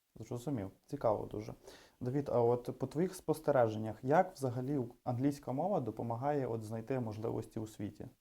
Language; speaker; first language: Ukrainian; native; Ukrainian